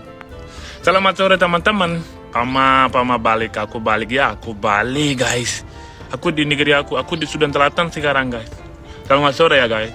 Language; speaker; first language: Indonesian; non-native, fluent; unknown